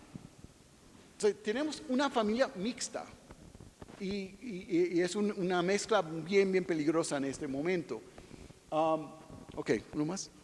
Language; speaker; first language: Spanish; non-native, fluent; English